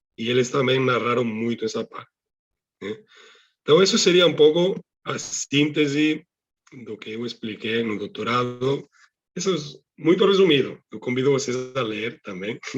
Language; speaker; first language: Portuguese; non-native, fluent; Catalan